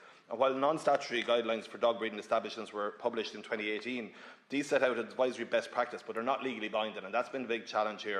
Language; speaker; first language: English; native; English